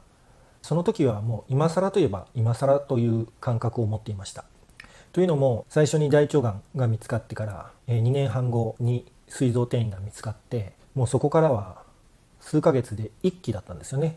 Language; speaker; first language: Japanese; native; Japanese